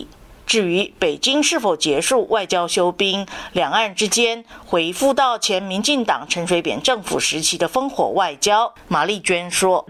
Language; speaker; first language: Chinese; native; Chinese